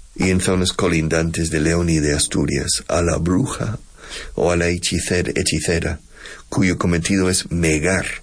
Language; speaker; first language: Spanish; non-native, fluent; English